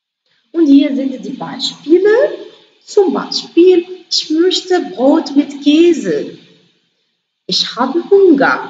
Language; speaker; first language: German; non-native, learner; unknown